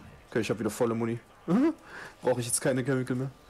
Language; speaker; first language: German; native; German